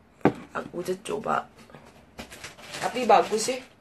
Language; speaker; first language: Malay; non-native, learner; Thai